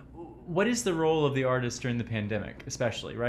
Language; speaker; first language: English; native; English